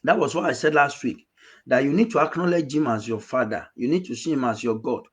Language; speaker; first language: English; non-native, local second language; Yoruba